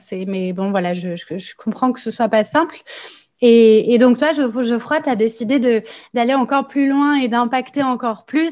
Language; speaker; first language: French; native; French